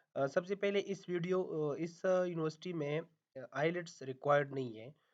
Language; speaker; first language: Hindi; non-native, local second language; Punjabi